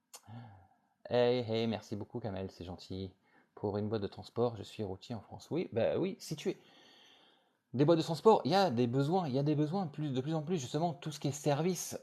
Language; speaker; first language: French; native; French